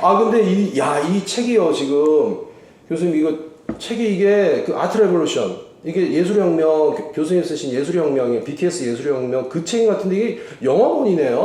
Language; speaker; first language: Korean; native; Korean